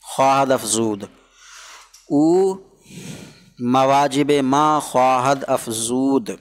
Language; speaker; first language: Persian; non-native, fluent; Urdu